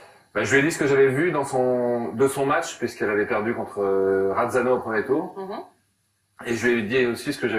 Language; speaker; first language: French; native; French